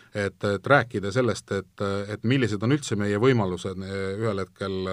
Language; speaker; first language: Estonian; native; Estonian